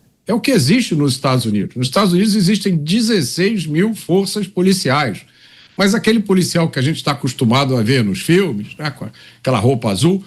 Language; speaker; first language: Portuguese; native; Portuguese